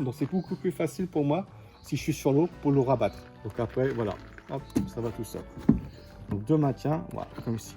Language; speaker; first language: French; native; French